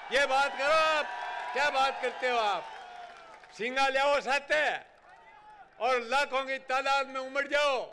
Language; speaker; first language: Hindi; native; Hindi